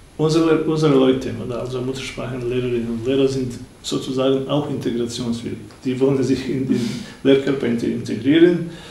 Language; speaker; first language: German; non-native, fluent; Bosnian